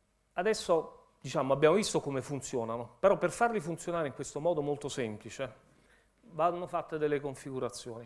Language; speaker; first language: Italian; native; Italian